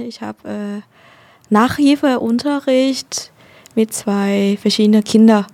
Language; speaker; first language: German; non-native, fluent; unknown